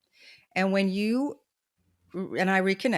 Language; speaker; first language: English; native; English